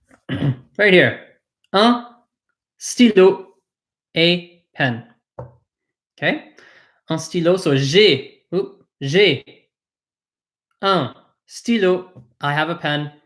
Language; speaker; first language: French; non-native, fluent; English